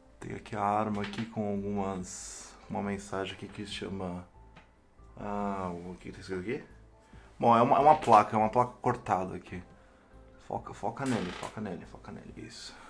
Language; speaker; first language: Portuguese; native; Portuguese